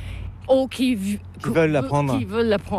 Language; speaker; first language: French; non-native, local second language; English